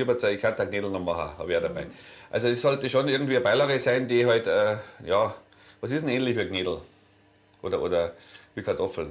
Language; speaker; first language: German; native; German